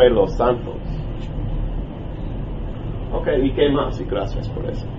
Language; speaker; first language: Spanish; non-native, learner; English